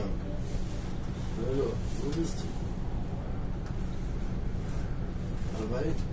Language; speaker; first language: German; non-native, learner; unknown